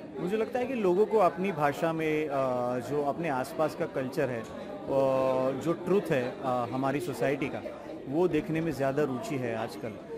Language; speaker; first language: Hindi; native; Hindi